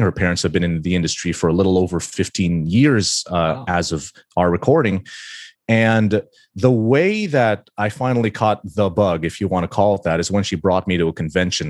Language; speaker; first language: English; non-native, local second language; Filipino